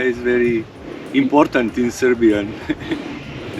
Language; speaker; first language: English; non-native, learner; Serbian